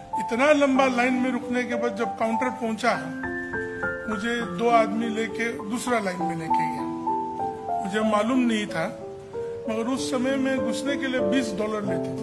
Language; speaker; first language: Hindi; non-native, local second language; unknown